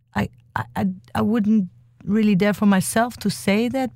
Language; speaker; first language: English; early bilingual, other home language; German